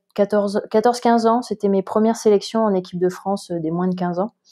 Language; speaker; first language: French; native; French